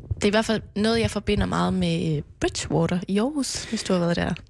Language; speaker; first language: Danish; native; Danish